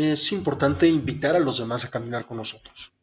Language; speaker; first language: Spanish; native; Spanish